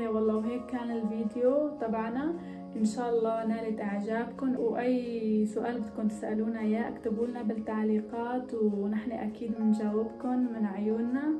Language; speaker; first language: Arabic; non-native, local second language; Kurdish